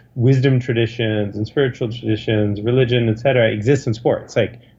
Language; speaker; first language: English; native; English